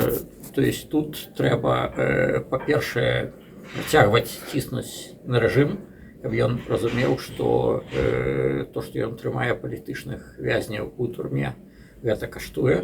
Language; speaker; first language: Belarusian; non-native, local second language; Russian